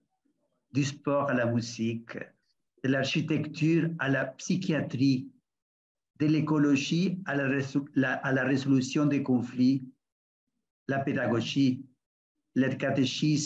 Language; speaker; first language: French; non-native, fluent; Spanish